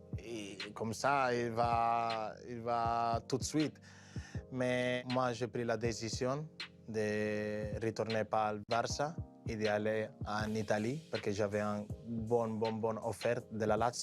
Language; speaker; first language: French; non-native, learner; Spanish